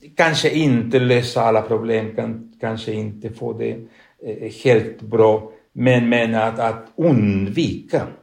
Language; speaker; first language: Swedish; non-native, fluent; Spanish